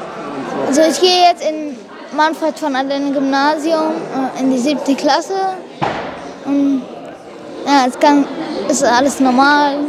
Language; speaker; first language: German; early bilingual, other home language; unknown